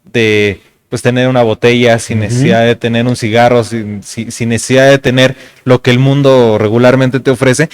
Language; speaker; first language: Spanish; native; Spanish